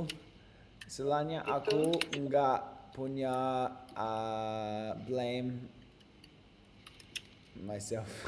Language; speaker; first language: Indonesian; non-native, learner; English